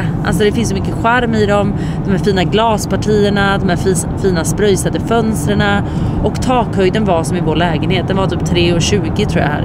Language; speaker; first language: Swedish; native; Swedish